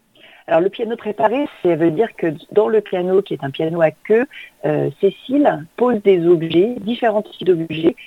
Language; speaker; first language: French; native; French